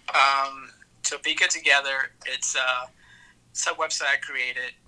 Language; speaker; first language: English; early bilingual, other home language; Spanish